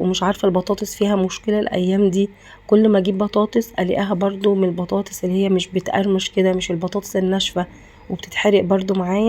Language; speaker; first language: Arabic; native; Arabic